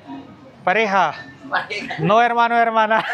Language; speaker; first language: Spanish; non-native, learner; Hindi